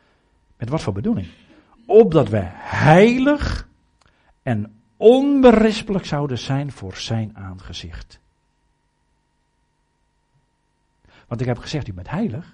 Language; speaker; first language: Dutch; native; Dutch